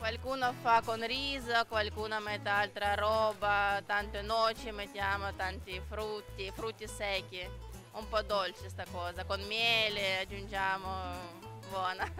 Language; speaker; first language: Italian; non-native, learner; Ukrainian